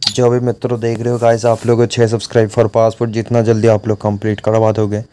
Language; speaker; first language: Hindi; non-native, local second language; Bangla